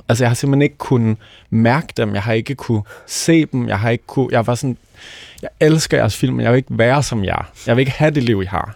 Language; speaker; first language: Danish; native; Danish